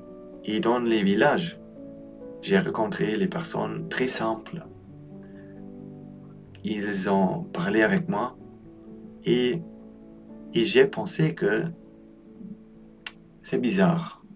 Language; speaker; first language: French; non-native, learner; Polish